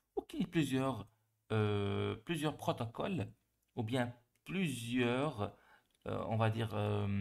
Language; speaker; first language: French; non-native, local second language; Arabic